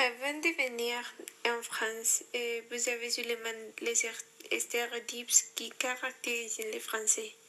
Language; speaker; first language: French; non-native, learner; Spanish